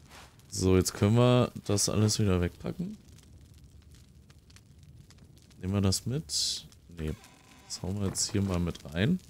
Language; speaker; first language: German; native; German